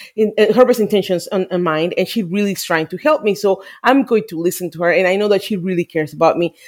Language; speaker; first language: English; non-native, fluent; Spanish